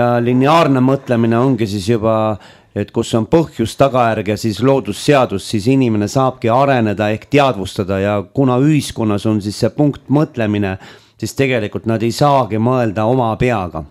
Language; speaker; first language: Estonian; native; Estonian